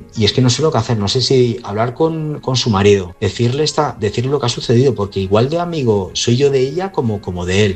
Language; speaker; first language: Spanish; native; Spanish